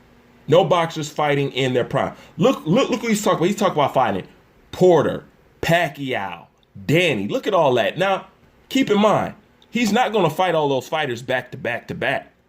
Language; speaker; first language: English; native; English